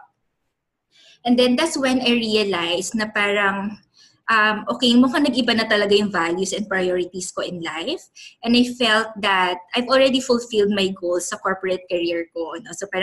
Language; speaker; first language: English; non-native, local second language; Filipino